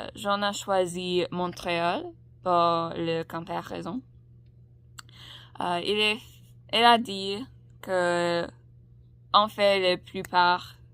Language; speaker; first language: French; non-native, learner; English